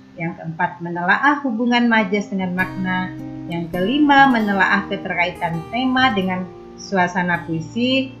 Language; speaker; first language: Indonesian; native; Indonesian